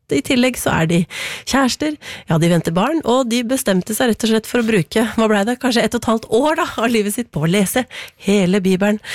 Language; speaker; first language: Norwegian; native; Norwegian